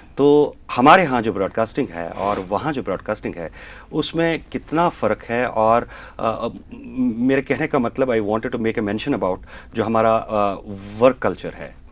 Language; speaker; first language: Urdu; non-native, local second language; Kashmiri